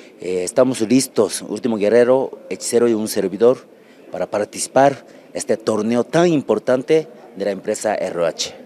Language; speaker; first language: Spanish; non-native, learner; Japanese